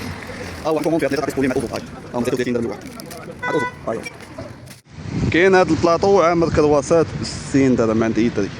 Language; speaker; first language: Arabic; native; Arabic